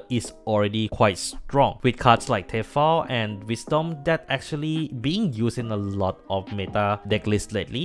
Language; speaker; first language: English; non-native, fluent; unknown